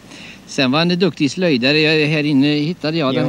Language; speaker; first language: Swedish; native; Swedish